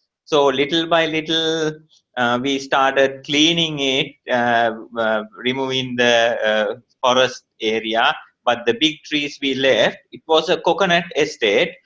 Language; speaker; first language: English; non-native, local second language; Sinhala